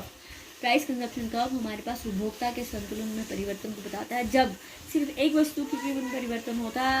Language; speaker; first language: Hindi; native; Hindi